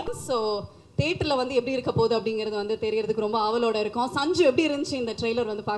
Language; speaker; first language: Tamil; native; Tamil